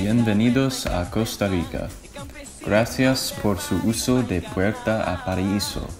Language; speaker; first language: Spanish; non-native, learner; English